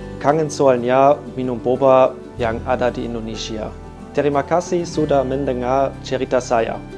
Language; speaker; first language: Indonesian; non-native, fluent; German